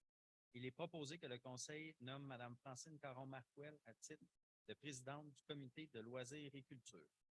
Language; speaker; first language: French; native; French